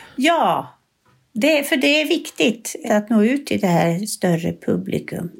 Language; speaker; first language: Swedish; native; Swedish